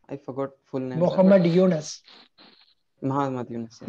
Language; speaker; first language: English; non-native, local second language; Hindi